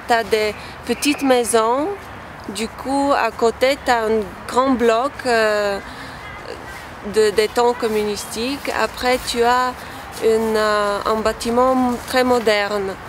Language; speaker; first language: French; non-native, fluent; Bulgarian